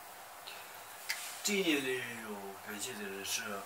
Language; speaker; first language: Chinese; non-native, local second language; Tibetan